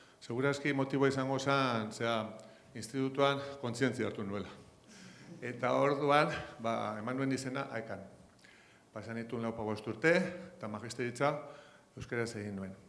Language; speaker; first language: Basque; non-native, local second language; Spanish